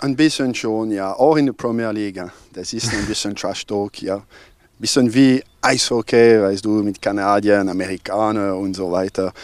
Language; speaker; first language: German; non-native, local second language; French